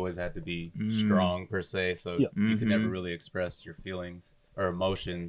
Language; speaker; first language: English; native; English